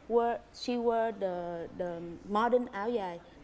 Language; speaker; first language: English; non-native, learner; Vietnamese